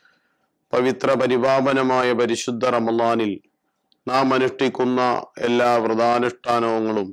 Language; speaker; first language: Malayalam; native; Malayalam